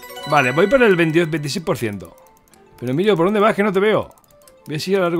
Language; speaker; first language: Spanish; native; Spanish